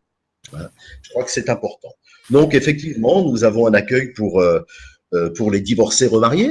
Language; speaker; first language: French; native; French